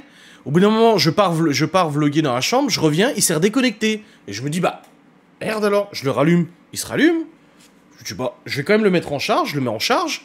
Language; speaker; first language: French; native; French